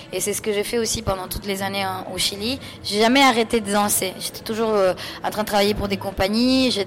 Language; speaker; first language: French; non-native, fluent; Spanish